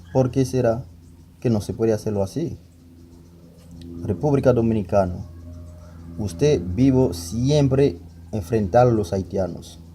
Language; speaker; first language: Spanish; non-native, learner; Haitian Creole